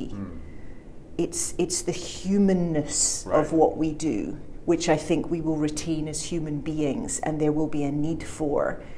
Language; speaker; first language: English; native; English